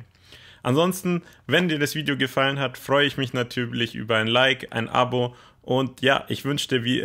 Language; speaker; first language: German; native; German